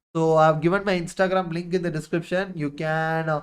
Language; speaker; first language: English; non-native, local second language; Tamil